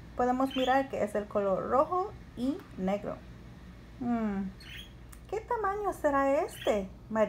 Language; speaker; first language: Spanish; early bilingual, heritage; Spanish